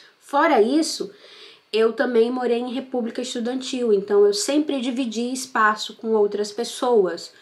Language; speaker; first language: Portuguese; native; Portuguese